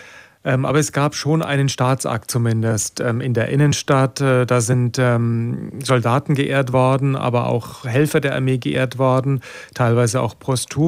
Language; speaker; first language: German; native; German